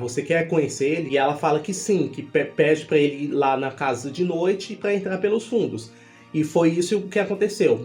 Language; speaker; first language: Portuguese; native; Portuguese